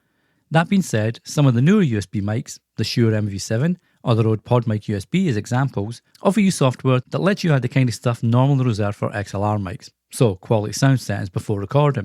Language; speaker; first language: English; native; English